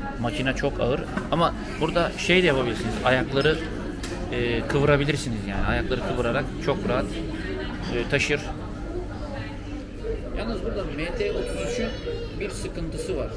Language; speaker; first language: Turkish; native; Turkish